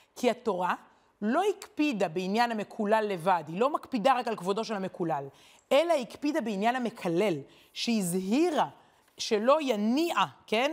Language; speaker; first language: Hebrew; native; Hebrew